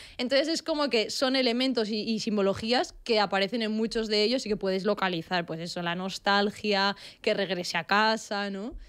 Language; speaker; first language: Spanish; native; Spanish